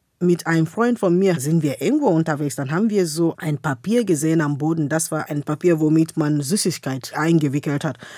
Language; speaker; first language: German; non-native, fluent; Igbo